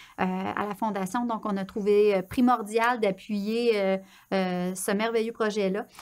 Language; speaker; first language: French; native; French